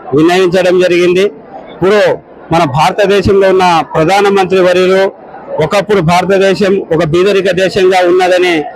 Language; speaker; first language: Telugu; non-native, local second language; Lambadi